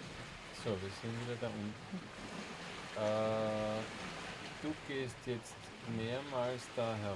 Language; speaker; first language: German; native; German